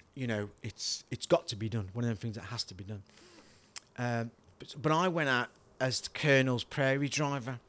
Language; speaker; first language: English; native; English